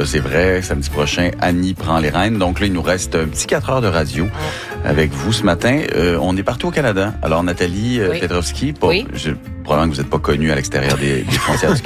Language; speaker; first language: French; native; French